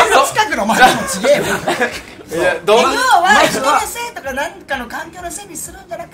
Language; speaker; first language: Japanese; native; Japanese